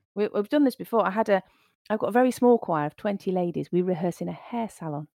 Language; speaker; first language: English; native; English